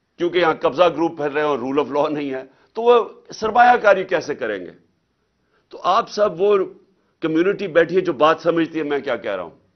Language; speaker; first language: Urdu; native; Urdu